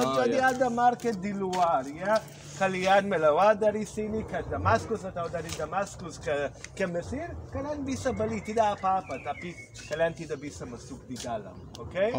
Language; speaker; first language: Indonesian; non-native, learner; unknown